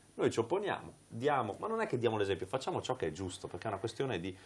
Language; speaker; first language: Italian; native; Italian